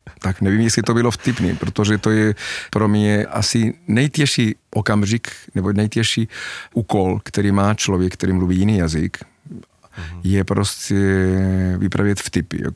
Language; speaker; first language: Czech; non-native, fluent; Spanish